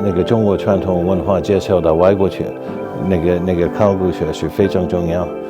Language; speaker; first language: Chinese; non-native, fluent; English